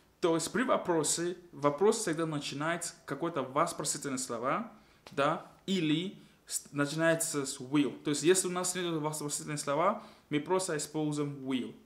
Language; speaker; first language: Russian; non-native, fluent; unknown